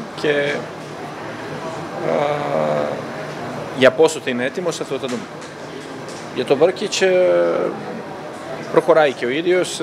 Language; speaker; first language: Greek; non-native, fluent; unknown